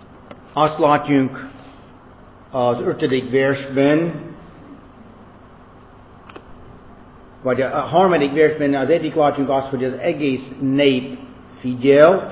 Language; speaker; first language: Hungarian; non-native, fluent; German